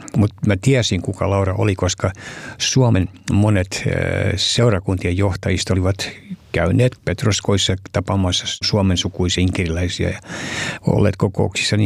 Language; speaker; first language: Finnish; early bilingual, heritage; Finnish